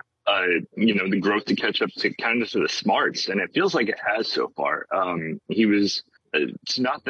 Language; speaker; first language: English; native; English